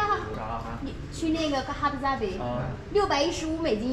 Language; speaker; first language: Chinese; native; Chinese